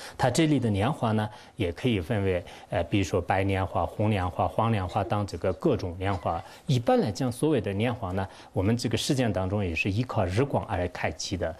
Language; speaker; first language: Chinese; non-native, local second language; Tibetan